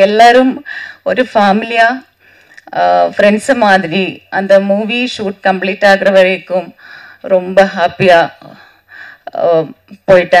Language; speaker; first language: Tamil; non-native, learner; Malayalam